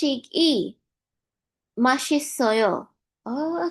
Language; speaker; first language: Korean; non-native, learner; English